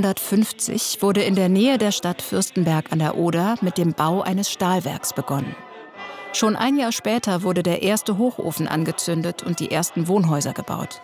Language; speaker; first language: German; native; German